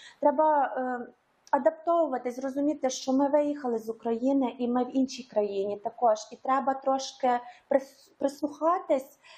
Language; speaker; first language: Ukrainian; native; Ukrainian